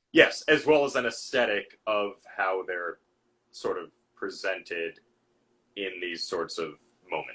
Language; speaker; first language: English; native; English